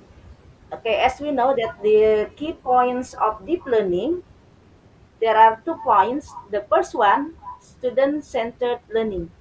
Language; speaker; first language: English; non-native, learner; Indonesian